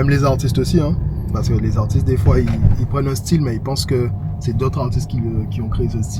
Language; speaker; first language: French; native; French